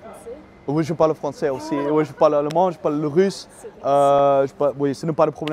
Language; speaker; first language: French; non-native, fluent; Dutch